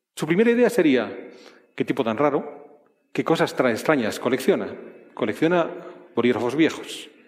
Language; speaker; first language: Spanish; native; Spanish